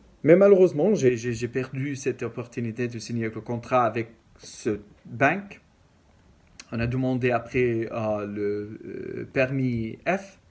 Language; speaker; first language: French; non-native, learner; Arabic